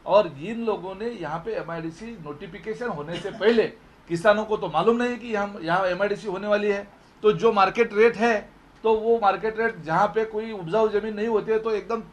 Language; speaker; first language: Hindi; non-native, local second language; Marathi